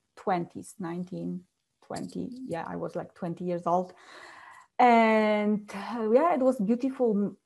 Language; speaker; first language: English; non-native, fluent; Polish